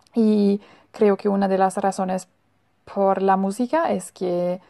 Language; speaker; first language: Spanish; non-native, fluent; German